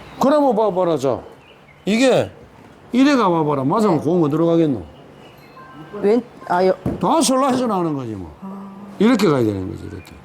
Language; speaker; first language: Korean; native; Korean